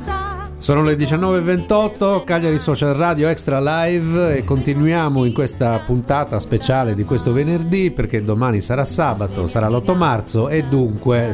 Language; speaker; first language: Italian; native; Italian